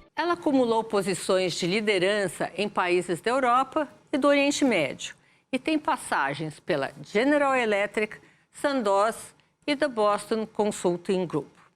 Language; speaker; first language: Portuguese; native; Portuguese